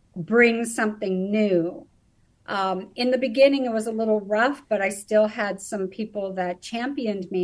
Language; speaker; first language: English; native; English